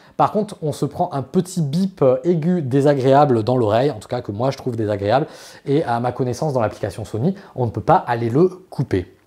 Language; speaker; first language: French; native; French